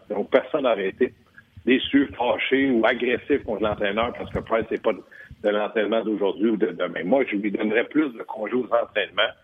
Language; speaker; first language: French; native; French